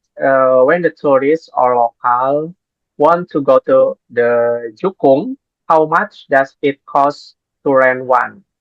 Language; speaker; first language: English; non-native, learner; Indonesian